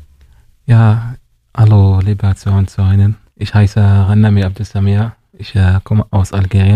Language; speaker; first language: German; non-native, learner; Arabic